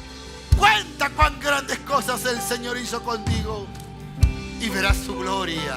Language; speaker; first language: Spanish; native; Spanish